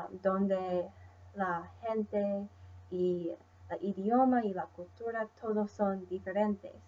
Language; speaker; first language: Spanish; non-native, learner; English